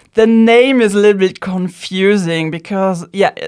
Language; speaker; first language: English; non-native, fluent; Luxembourgish